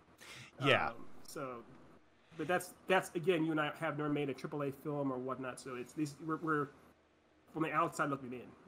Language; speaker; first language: English; native; English